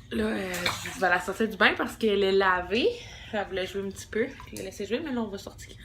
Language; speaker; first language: French; native; French